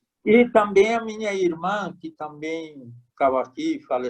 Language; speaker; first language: Portuguese; non-native, fluent; Hungarian